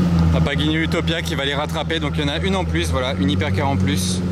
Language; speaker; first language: French; native; French